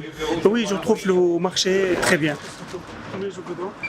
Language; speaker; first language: French; non-native, learner; Arabic